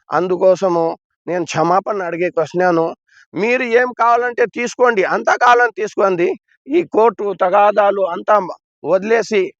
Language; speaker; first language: Telugu; non-native, local second language; Urdu